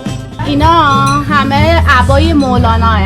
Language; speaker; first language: Persian; native; Persian